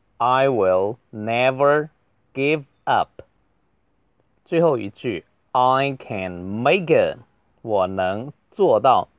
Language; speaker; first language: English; non-native, fluent; Chinese